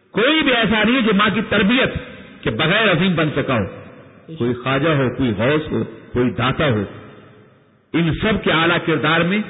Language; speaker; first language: Urdu; native; Urdu